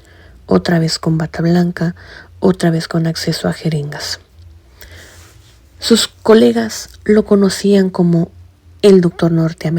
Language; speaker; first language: Spanish; native; Spanish